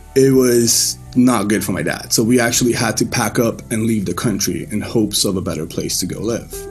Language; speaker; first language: English; early bilingual, other home language; Persian